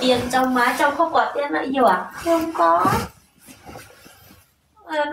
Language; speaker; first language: Vietnamese; non-native, learner; Javanese